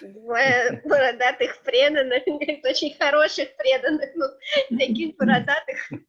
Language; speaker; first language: Russian; native; Russian